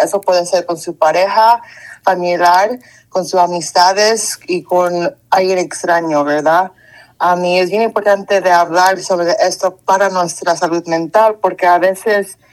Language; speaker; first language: Spanish; early bilingual, heritage; Spanish